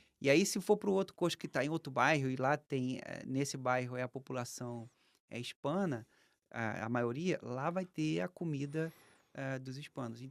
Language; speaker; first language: Portuguese; native; Portuguese